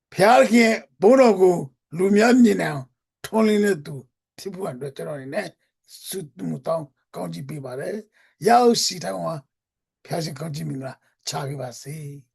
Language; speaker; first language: Burmese; non-native, local second language; Hakha Chin